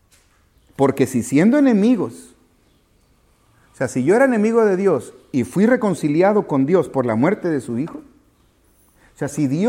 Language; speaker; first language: Spanish; native; Spanish